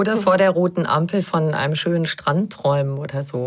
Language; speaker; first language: German; native; German